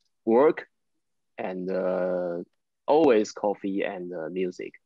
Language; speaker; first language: English; non-native, learner; Chinese